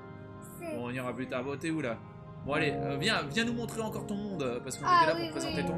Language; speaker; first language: French; native; French